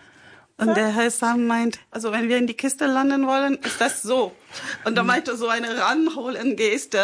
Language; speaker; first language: German; non-native, fluent; French